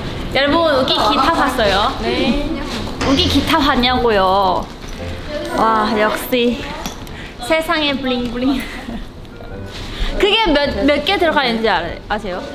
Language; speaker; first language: Korean; non-native, fluent; Thai